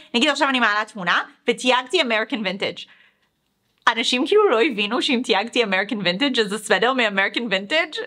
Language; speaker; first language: Hebrew; early bilingual, other home language; English